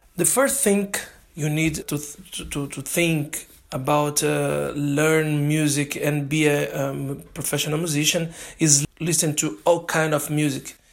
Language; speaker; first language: English; non-native, learner; Portuguese